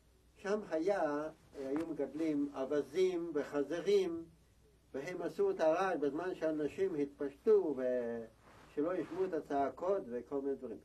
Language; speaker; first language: Hebrew; non-native, fluent; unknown